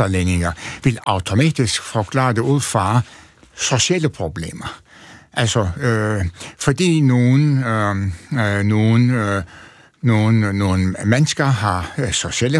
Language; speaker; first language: Danish; non-native, fluent; Turkish